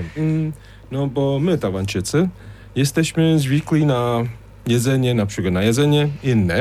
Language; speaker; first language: Polish; non-native, fluent; Chinese